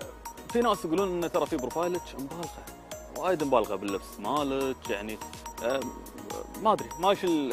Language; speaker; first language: Arabic; native; Arabic